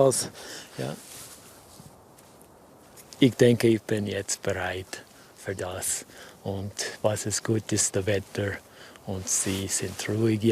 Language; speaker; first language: German; non-native, learner; English